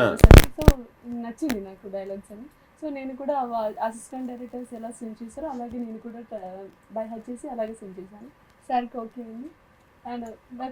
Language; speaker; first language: Telugu; non-native, fluent; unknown